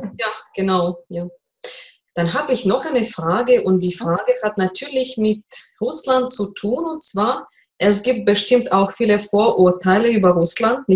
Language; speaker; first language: German; non-native, fluent; Russian